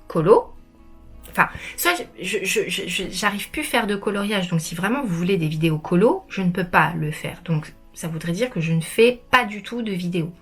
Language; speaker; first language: French; native; French